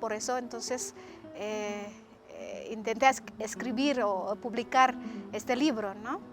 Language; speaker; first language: Spanish; non-native, fluent; Indonesian